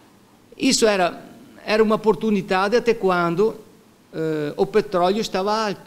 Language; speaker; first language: Portuguese; non-native, fluent; Italian